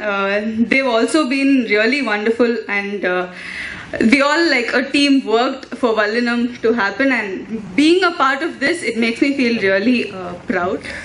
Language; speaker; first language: English; non-native, local second language; Tamil